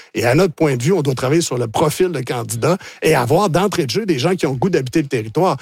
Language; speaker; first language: French; native; French